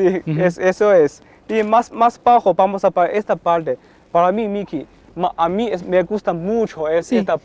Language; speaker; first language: Spanish; non-native, learner; Chinese